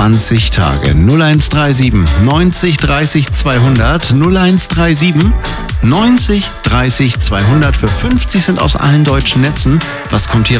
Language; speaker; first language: German; native; German